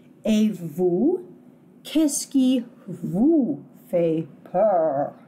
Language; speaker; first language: French; non-native, fluent; English